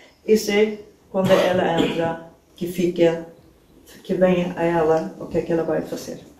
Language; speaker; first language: Portuguese; non-native, learner; Swedish